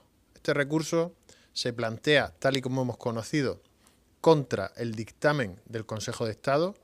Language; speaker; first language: Spanish; native; Spanish